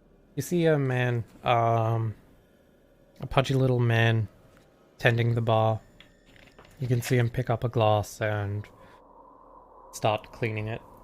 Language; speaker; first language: English; native; English